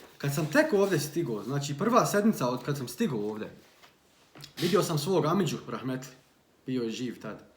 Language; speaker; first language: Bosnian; early bilingual, heritage; Bosnian